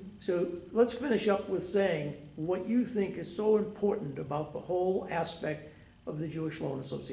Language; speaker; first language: English; native; English